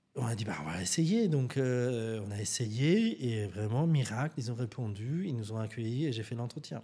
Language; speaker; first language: French; non-native, fluent; Persian